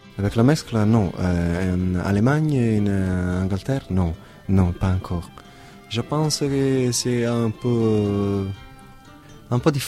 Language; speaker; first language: French; non-native, learner; Italian